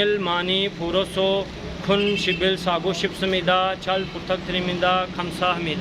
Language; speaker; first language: Korean; non-native, learner; Punjabi